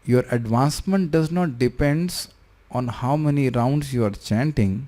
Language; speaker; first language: English; non-native, local second language; Hindi